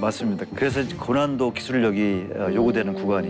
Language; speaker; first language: Korean; native; Korean